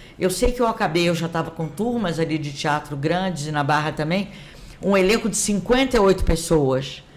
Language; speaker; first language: Portuguese; native; Portuguese